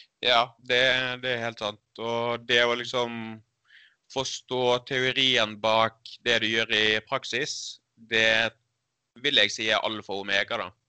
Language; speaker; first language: Norwegian; early bilingual, other home language; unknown